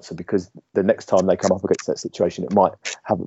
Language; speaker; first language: English; native; English